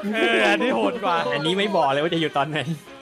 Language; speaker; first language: Thai; native; Thai